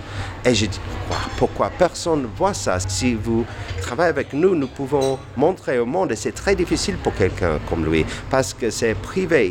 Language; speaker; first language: French; non-native, fluent; English